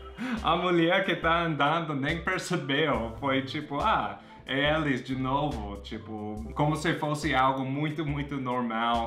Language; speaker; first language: Portuguese; non-native, fluent; English